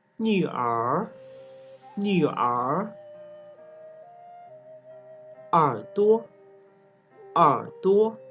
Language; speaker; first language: Chinese; non-native, fluent; Thai